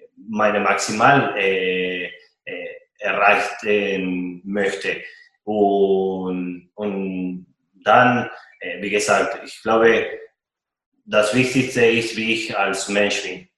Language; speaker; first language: German; non-native, fluent; Spanish